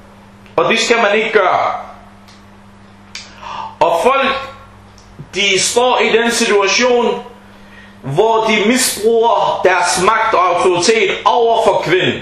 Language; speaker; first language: Danish; early bilingual, other home language; Arabic